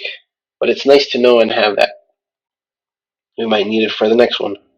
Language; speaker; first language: English; native; English